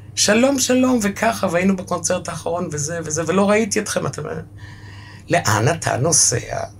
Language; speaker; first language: Hebrew; early bilingual, other home language; German